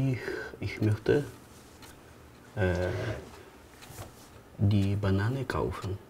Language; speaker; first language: German; non-native, learner; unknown